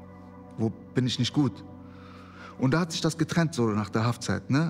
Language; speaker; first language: German; early bilingual, other home language; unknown